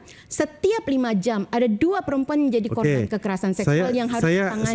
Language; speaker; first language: Indonesian; native; Indonesian